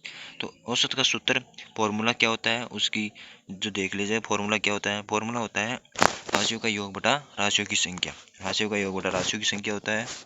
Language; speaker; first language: Hindi; native; Hindi